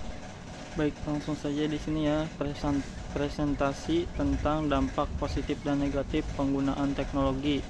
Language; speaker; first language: Indonesian; native; Indonesian